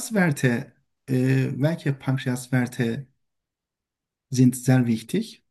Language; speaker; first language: German; non-native, learner; Turkish